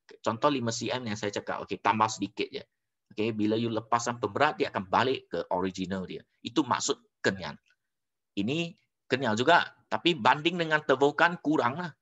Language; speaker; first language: Malay; non-native, local second language; Chinese